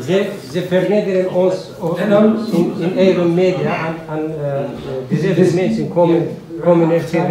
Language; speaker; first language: Dutch; non-native, learner; Azerbaijani